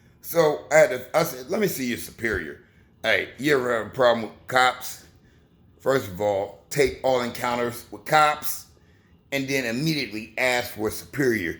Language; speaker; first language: English; native; English